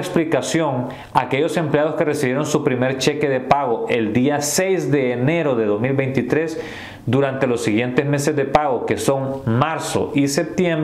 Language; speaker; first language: Spanish; native; Spanish